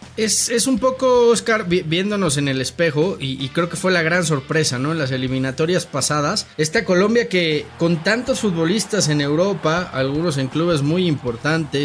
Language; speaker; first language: Spanish; native; Spanish